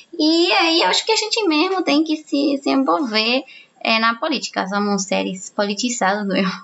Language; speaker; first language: Portuguese; non-native, fluent; Spanish